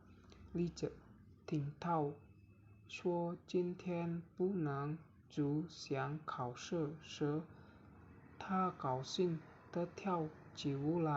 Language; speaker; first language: Chinese; non-native, learner; Indonesian